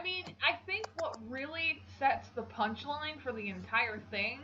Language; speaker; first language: English; native; English